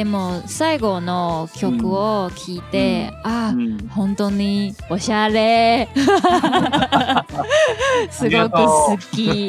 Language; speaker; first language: Japanese; non-native, learner; Chinese